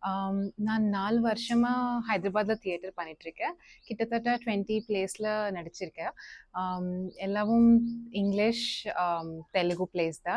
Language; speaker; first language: Tamil; non-native, local second language; Telugu